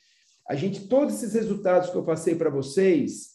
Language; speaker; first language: Portuguese; native; Portuguese